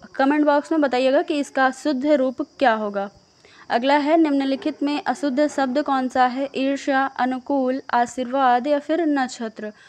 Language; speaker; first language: Hindi; native; Hindi